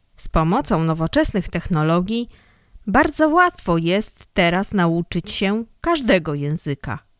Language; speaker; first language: Polish; non-native, fluent; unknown